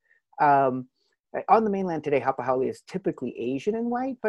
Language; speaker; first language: English; native; English